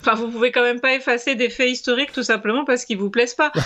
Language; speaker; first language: French; native; French